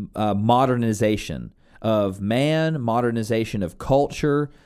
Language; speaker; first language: English; native; English